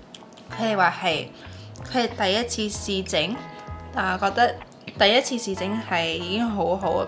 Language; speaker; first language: Cantonese; early bilingual, heritage; Cantonese